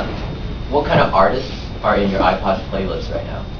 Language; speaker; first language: English; native; English